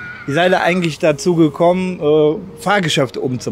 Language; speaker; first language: German; native; German